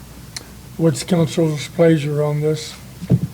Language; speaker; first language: English; native; English